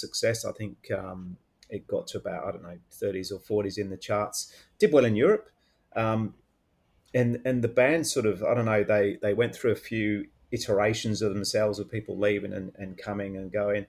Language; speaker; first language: English; native; English